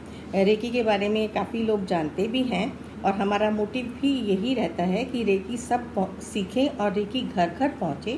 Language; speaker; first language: Hindi; native; Hindi